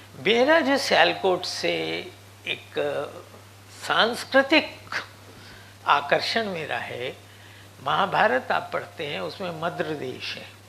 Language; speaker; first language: Hindi; non-native, local second language; Punjabi